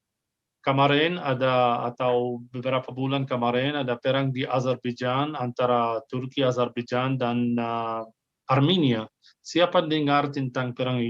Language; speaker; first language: Indonesian; non-native, fluent; Arabic